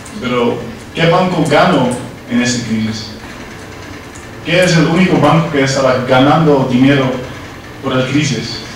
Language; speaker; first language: Spanish; non-native, learner; Dutch